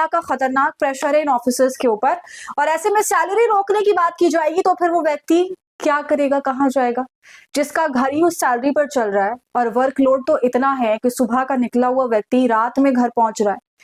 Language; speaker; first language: Hindi; native; Hindi